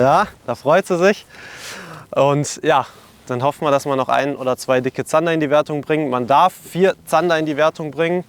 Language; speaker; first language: German; native; German